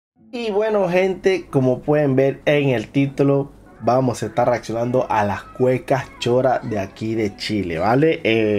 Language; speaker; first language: Spanish; native; Spanish